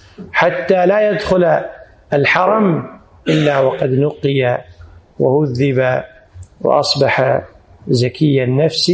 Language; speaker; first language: Arabic; native; Arabic